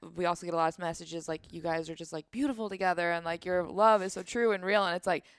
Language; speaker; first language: English; native; English